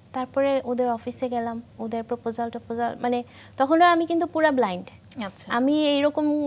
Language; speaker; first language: Bangla; native; Bangla